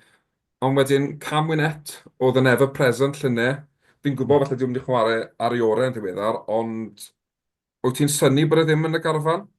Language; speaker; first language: Welsh; native; Welsh